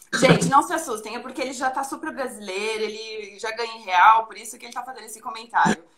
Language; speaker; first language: Portuguese; native; Portuguese